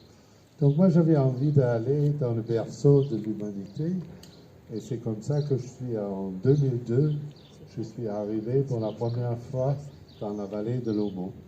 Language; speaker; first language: French; non-native, fluent; German